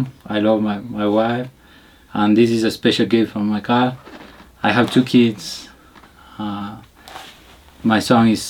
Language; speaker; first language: English; non-native, learner; Spanish